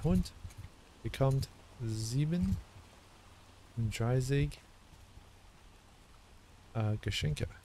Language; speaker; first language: German; non-native, learner; English